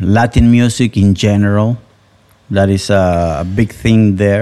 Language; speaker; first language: English; non-native, fluent; Spanish